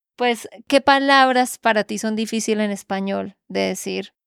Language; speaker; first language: Spanish; native; Spanish